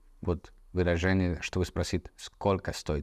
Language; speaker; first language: Russian; non-native, fluent; Spanish